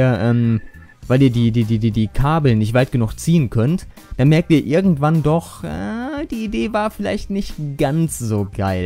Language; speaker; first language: German; native; German